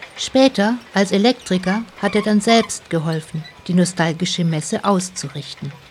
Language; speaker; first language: German; native; German